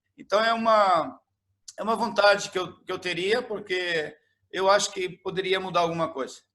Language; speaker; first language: Portuguese; native; Portuguese